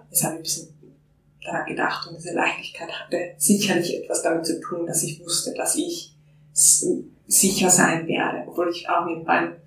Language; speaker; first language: German; non-native, fluent; Finnish